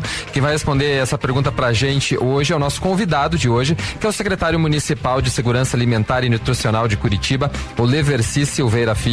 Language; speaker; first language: Portuguese; native; Portuguese